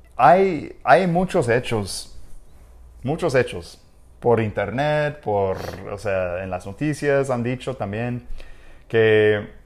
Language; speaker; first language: Spanish; non-native, fluent; English